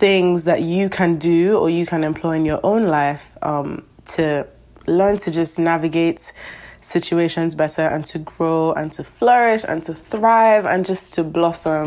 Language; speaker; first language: English; non-native, local second language; Yoruba